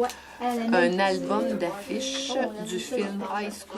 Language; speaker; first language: French; native; French